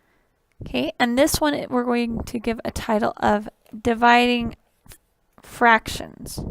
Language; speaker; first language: English; native; English